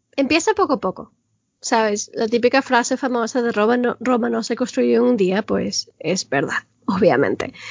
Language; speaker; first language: Spanish; early bilingual, heritage; Spanish